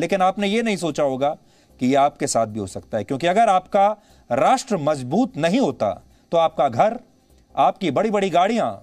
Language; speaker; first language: Hindi; native; Hindi